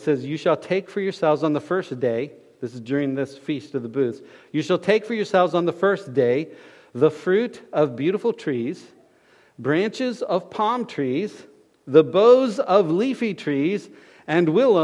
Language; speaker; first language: English; native; English